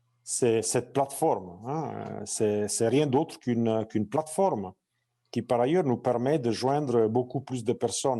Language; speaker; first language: French; non-native, fluent; Italian